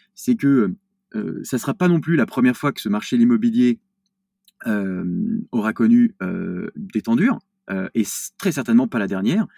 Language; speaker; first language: French; native; French